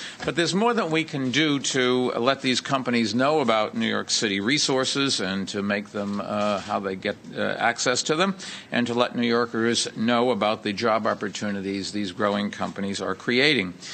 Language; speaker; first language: English; native; English